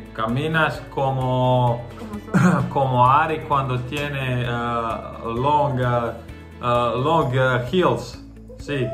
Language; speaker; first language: Spanish; non-native, learner; Croatian